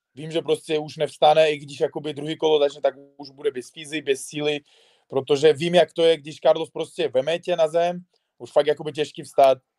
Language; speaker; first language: Czech; non-native, fluent; Uzbek